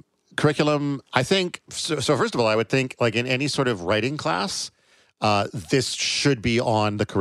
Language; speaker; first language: English; native; English